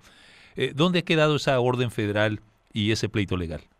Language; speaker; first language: Spanish; native; Spanish